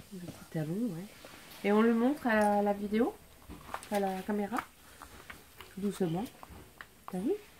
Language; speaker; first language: French; native; French